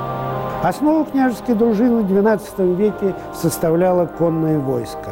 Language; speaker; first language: Russian; native; Russian